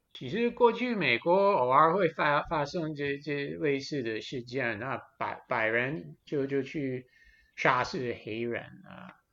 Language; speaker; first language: Chinese; non-native, fluent; English